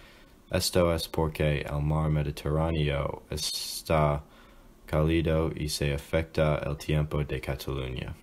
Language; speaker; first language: Spanish; non-native, learner; English